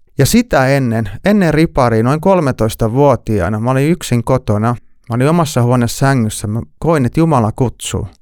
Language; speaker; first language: Finnish; native; Finnish